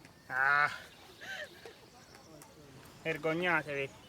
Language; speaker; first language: Italian; native; Italian